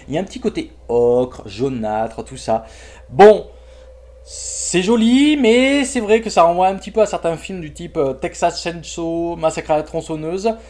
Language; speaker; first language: French; native; French